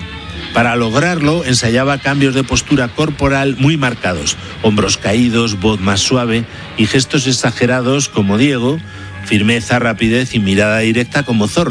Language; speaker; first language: Spanish; native; Spanish